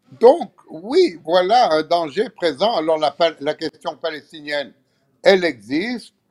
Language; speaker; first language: French; non-native, fluent; Hebrew